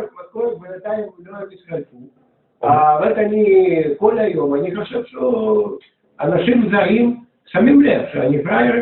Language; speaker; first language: Hebrew; non-native, learner; Russian